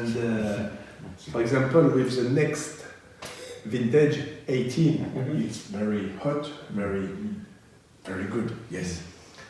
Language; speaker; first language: English; non-native, learner; French